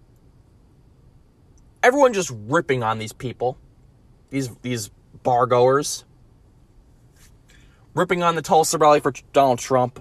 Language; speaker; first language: English; native; English